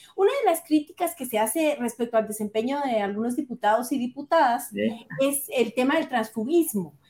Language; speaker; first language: Spanish; native; Spanish